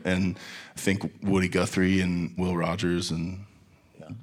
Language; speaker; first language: English; native; English